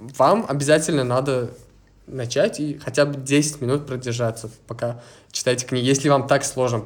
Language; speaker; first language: Russian; non-native, local second language; Uzbek